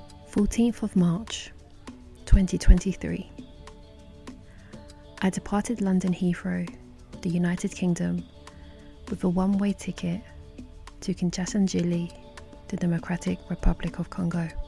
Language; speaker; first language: English; native; English